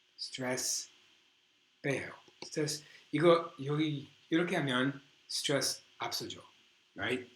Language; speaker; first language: Korean; non-native, learner; English